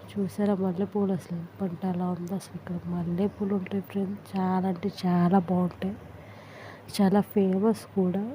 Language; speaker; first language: Telugu; non-native, local second language; Urdu